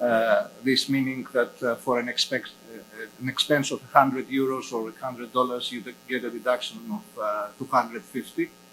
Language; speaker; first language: English; non-native, fluent; Greek